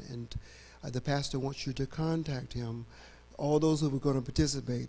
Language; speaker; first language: English; native; English